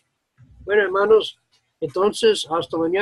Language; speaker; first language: Spanish; non-native, learner; English